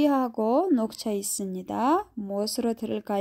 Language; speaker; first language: Korean; non-native, fluent; Kyrgyz